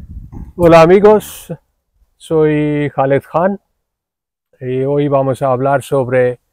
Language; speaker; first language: Spanish; non-native, fluent; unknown